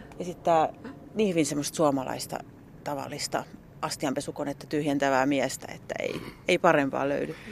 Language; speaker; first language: Finnish; native; Finnish